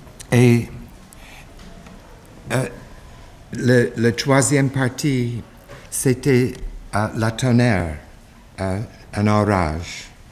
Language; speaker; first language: French; non-native, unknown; English